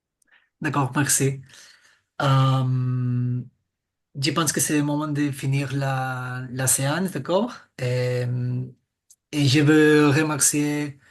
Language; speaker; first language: French; non-native, fluent; Catalan